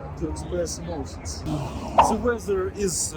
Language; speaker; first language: English; non-native, fluent; Ukrainian